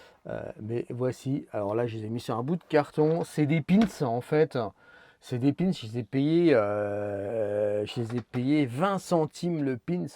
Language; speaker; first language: French; native; French